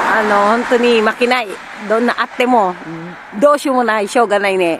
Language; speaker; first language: Japanese; non-native, learner; Filipino